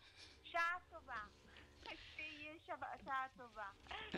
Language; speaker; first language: Hebrew; non-native, learner; Italian